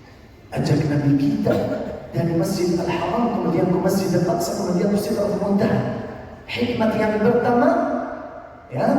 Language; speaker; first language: Indonesian; non-native, fluent; Arabic